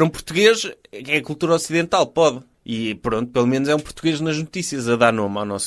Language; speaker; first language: Portuguese; native; Portuguese